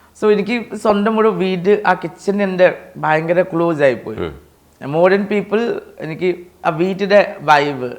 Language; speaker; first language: Malayalam; non-native, fluent; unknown